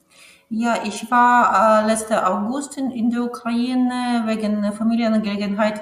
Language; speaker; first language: German; non-native, fluent; Ukrainian